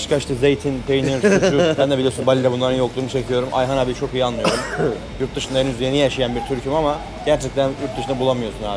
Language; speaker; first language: Turkish; native; Turkish